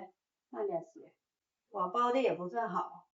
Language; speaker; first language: Chinese; native; Chinese